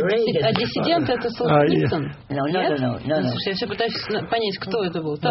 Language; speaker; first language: Russian; native; Russian